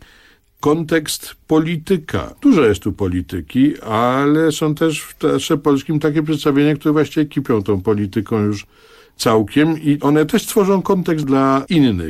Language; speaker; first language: Polish; native; Polish